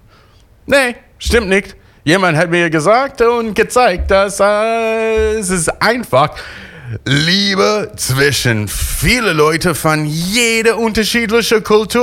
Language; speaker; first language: German; non-native, fluent; English